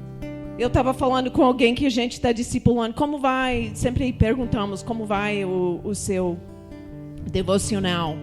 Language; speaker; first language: Portuguese; non-native, fluent; English